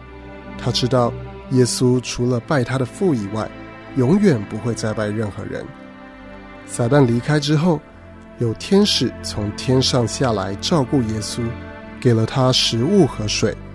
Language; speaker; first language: Chinese; native; Chinese